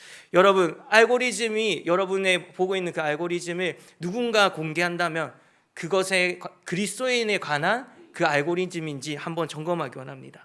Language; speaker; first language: Korean; native; Korean